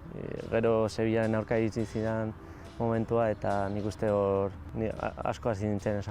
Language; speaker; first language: Basque; non-native, local second language; Spanish